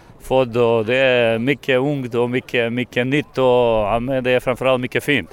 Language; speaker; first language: Swedish; non-native, fluent; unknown